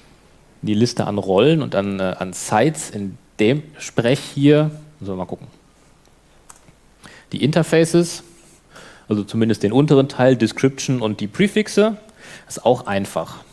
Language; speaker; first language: German; native; German